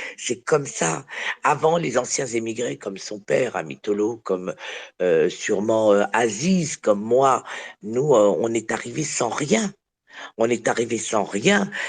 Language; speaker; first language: French; early bilingual, other home language; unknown